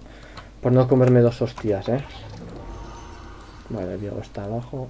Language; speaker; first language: Spanish; native; Spanish